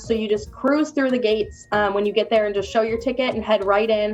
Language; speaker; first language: English; native; English